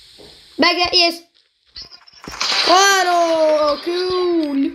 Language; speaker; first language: English; non-native, learner; Russian